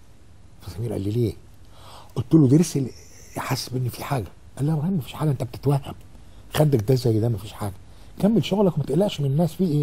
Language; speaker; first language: Arabic; native; Arabic